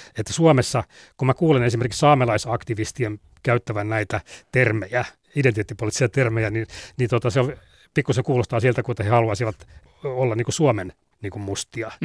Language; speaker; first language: Finnish; native; Finnish